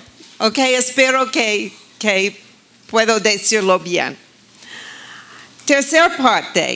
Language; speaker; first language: Spanish; non-native, fluent; English